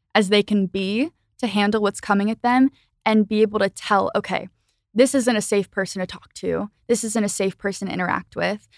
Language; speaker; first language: English; native; English